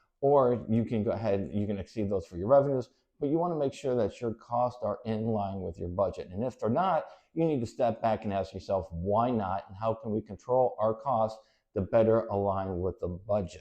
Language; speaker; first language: English; native; English